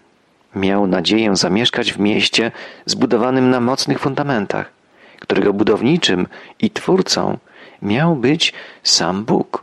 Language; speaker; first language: Polish; native; Polish